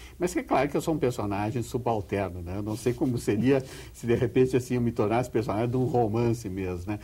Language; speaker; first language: Portuguese; native; Portuguese